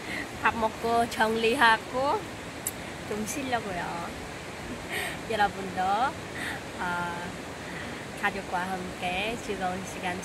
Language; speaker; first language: Korean; non-native, local second language; Khmer